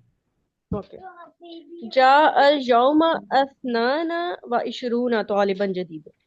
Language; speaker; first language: Arabic; non-native, learner; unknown